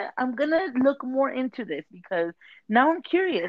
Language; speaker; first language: English; early bilingual, other home language; Spanish